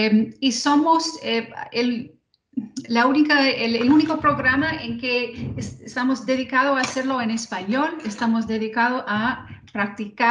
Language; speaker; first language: Spanish; non-native, fluent; English